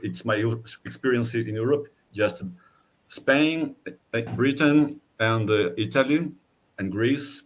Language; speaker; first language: English; non-native, fluent; Portuguese